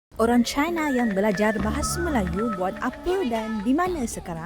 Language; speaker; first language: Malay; non-native, fluent; Chinese